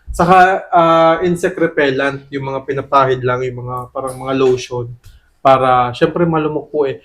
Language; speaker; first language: Filipino; native; Filipino